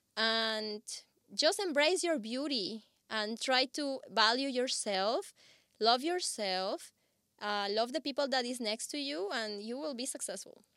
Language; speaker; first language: English; non-native, fluent; Spanish